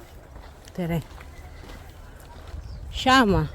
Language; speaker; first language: Hebrew; non-native, learner; Filipino